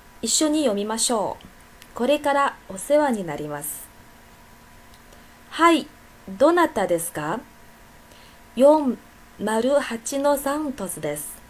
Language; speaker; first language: Japanese; non-native, fluent; Chinese